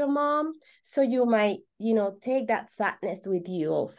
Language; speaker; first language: English; non-native, fluent; Spanish